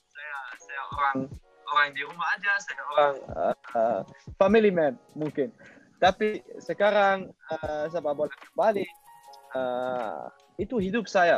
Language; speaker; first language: Indonesian; non-native, learner; Dutch